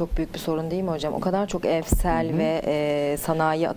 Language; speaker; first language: Turkish; native; Turkish